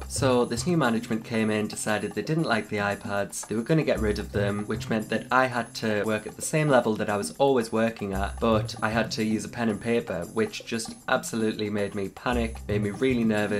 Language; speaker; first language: English; native; English